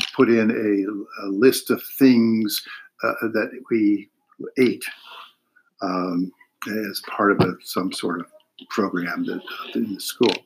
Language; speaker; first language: English; native; English